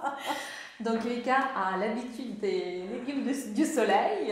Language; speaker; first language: French; non-native, fluent; Ukrainian